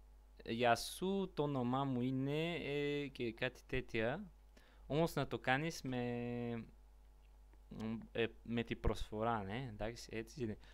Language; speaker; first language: Greek; non-native, learner; Bulgarian